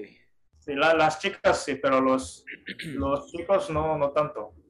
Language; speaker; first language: Spanish; non-native, fluent; Japanese